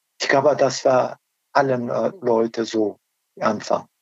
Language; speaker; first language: German; non-native, learner; Turkish